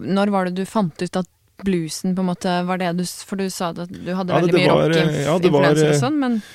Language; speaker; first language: Norwegian; native; Norwegian